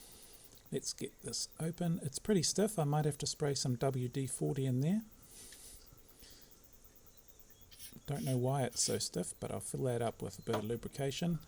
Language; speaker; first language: English; native; English